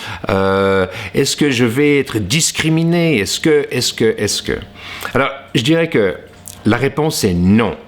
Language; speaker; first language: French; native; French